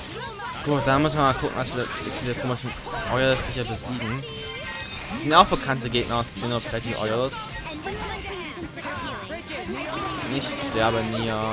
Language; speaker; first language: German; native; German